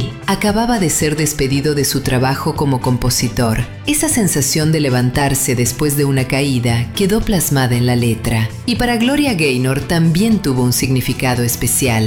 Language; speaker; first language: Spanish; native; Spanish